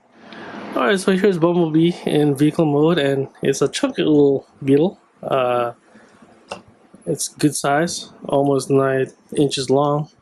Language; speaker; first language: English; native; English